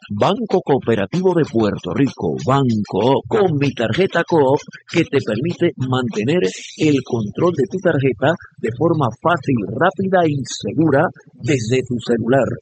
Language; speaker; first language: Spanish; native; Spanish